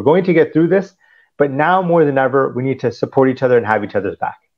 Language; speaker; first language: English; early bilingual, other home language; Punjabi